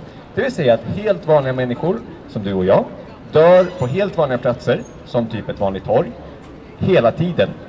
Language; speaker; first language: Swedish; native; Swedish